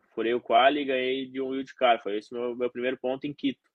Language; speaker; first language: Portuguese; native; Portuguese